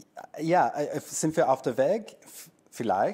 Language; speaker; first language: German; non-native, learner; English